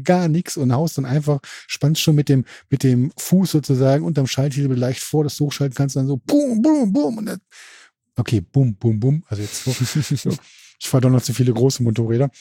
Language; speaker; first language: German; native; German